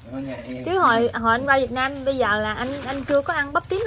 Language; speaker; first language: Vietnamese; native; Vietnamese